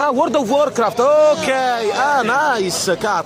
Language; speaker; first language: English; non-native, learner; Italian